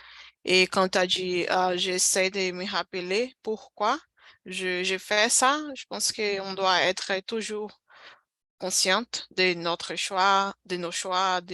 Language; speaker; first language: French; non-native, fluent; Portuguese